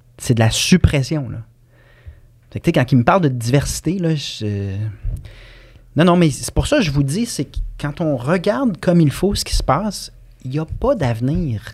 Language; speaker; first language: French; native; French